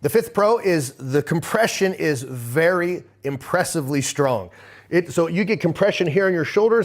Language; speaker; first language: English; native; English